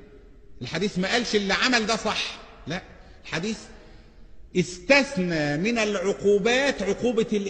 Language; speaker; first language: Arabic; native; Arabic